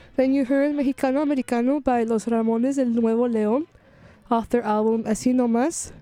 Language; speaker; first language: English; early bilingual, other home language; Spanish